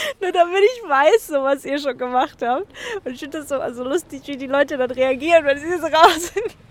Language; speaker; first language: German; native; German